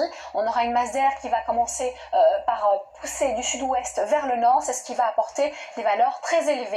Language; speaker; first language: French; native; French